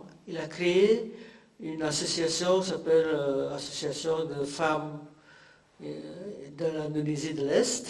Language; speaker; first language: French; non-native, fluent; Indonesian